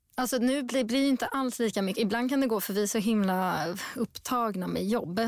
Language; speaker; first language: Swedish; native; Swedish